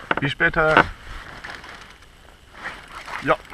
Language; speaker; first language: German; non-native, fluent; French